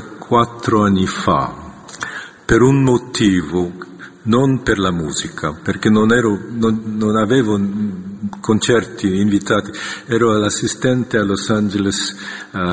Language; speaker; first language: Italian; non-native, fluent; Korean